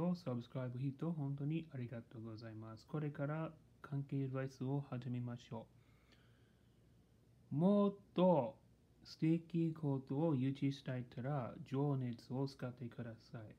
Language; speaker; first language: Japanese; non-native, learner; English